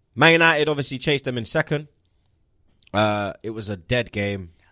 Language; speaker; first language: English; native; English